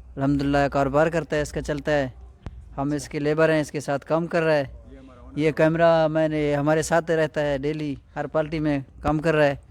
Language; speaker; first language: Hindi; non-native, local second language; Baluchi